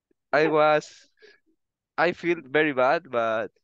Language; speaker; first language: English; non-native, learner; Spanish